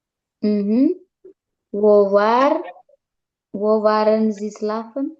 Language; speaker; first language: German; non-native, learner; Indonesian